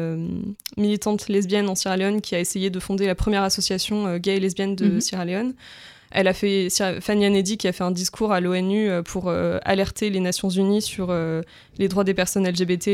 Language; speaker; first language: French; native; French